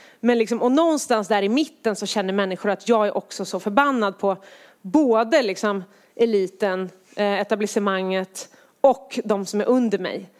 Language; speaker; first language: Swedish; native; Swedish